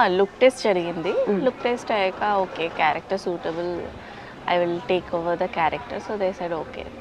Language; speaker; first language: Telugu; non-native, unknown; Bangla